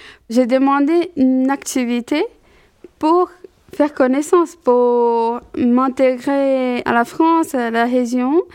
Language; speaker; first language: French; non-native, fluent; Portuguese